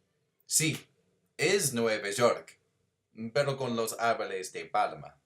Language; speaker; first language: Spanish; non-native, learner; English